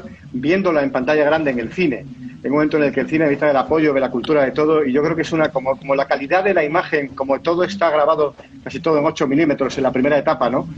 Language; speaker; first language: Spanish; native; Spanish